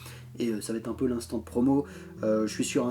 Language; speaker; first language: French; native; French